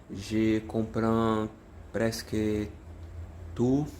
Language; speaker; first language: French; non-native, learner; Portuguese